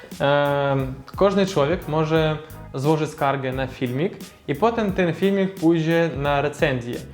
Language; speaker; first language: Polish; non-native, learner; Russian